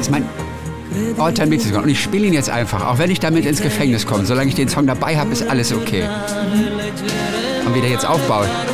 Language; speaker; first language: German; native; German